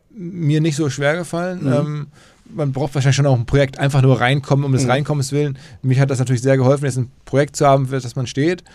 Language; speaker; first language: German; native; German